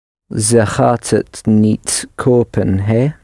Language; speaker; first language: Dutch; non-native, learner; English